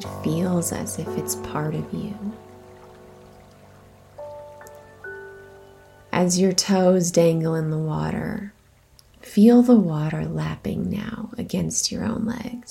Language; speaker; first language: English; native; English